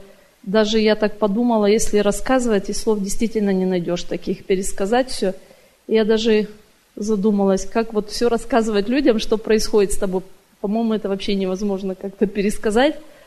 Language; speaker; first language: Russian; native; Russian